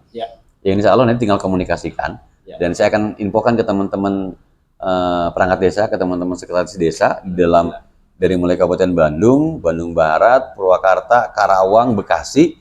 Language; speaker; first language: Indonesian; non-native, local second language; Sundanese